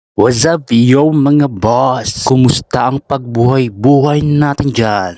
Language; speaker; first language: Filipino; non-native, local second language; Bikol